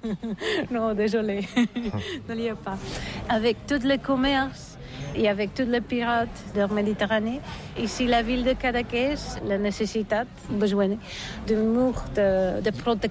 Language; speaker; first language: French; non-native, learner; Catalan